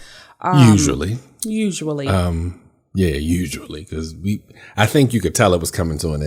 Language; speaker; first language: English; native; English